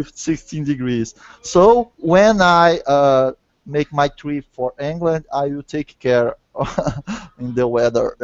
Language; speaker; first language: English; non-native, learner; Portuguese